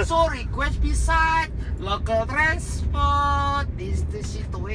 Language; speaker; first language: English; non-native, learner; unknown